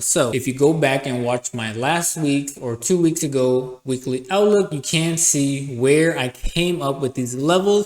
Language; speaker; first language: English; native; English